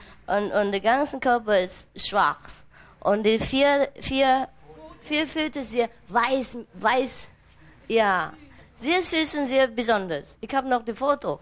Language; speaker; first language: German; non-native, fluent; Vietnamese